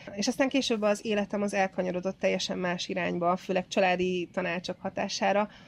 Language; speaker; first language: Hungarian; native; Hungarian